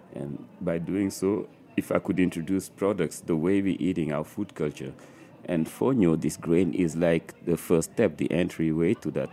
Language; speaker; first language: English; non-native, fluent; French